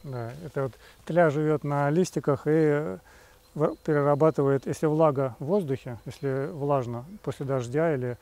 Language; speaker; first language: Russian; native; Russian